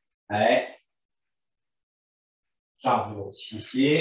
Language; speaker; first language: Chinese; native; Chinese